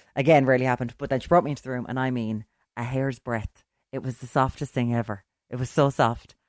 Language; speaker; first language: English; native; English